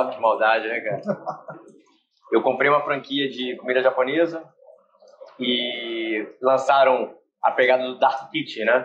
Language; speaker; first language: Portuguese; native; Portuguese